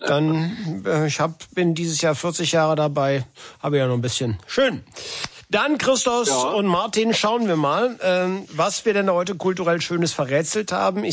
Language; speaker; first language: German; native; German